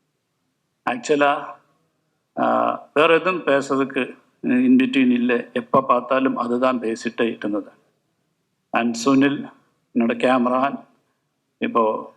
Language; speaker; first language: Tamil; non-native, local second language; Malayalam